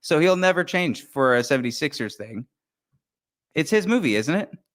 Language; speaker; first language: English; native; English